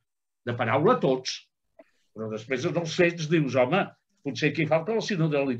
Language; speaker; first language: Catalan; native; Catalan